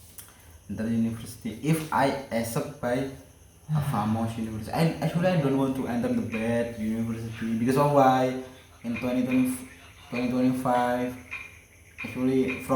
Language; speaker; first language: English; non-native, learner; Indonesian